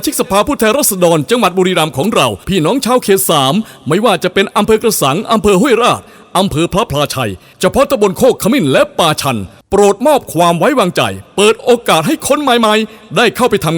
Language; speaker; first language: Thai; native; Thai